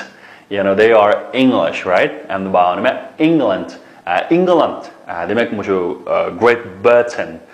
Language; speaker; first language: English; non-native, fluent; Uyghur